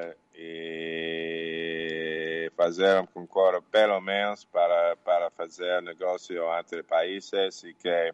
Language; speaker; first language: Portuguese; non-native, learner; English